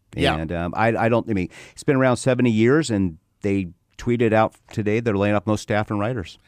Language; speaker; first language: English; non-native, fluent; Persian